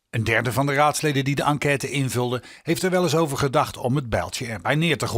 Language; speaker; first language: Dutch; native; Dutch